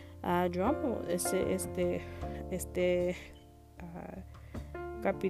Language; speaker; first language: Spanish; non-native, learner; English